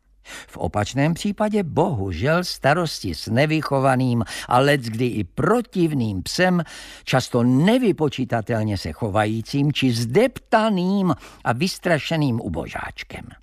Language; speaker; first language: Czech; native; Czech